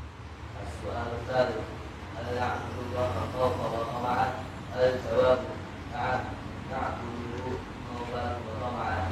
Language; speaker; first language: Arabic; non-native, learner; Indonesian